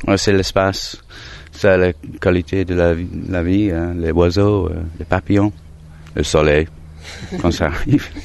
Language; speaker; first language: French; non-native, fluent; English